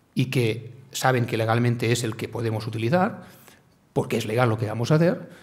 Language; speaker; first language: Spanish; native; Spanish